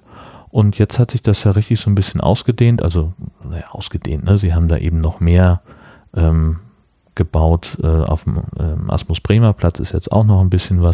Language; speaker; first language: German; native; German